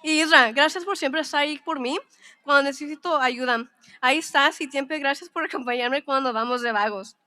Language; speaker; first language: Spanish; early bilingual, heritage; Spanish